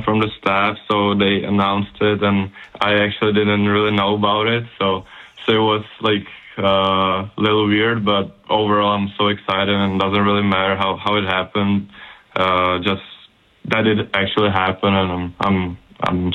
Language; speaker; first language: English; non-native, fluent; Czech